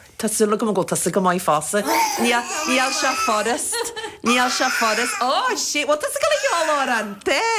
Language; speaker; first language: Irish; native; Irish